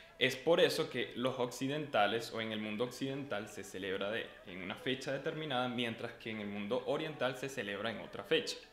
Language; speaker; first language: Spanish; native; Spanish